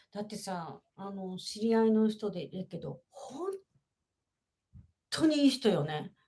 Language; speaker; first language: Japanese; native; Japanese